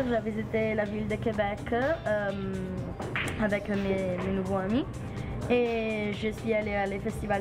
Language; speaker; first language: French; non-native, learner; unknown